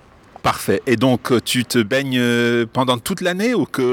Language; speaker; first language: French; non-native, fluent; English